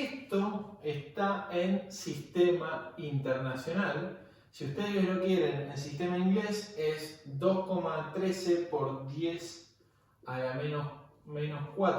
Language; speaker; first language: Spanish; native; Spanish